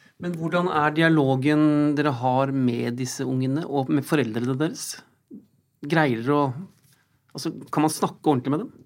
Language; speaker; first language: Norwegian; native; Norwegian